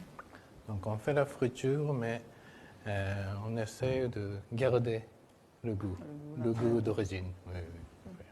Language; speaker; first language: French; non-native, fluent; Japanese